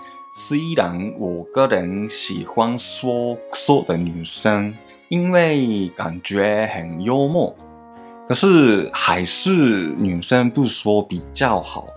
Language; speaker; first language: Chinese; non-native, fluent; Japanese